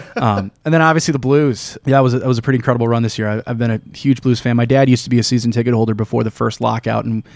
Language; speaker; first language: English; native; English